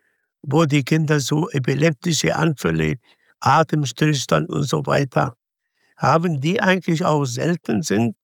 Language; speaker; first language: German; non-native, fluent; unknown